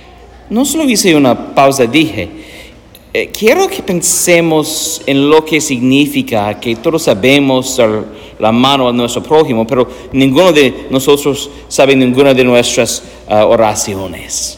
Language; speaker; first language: Spanish; non-native, learner; English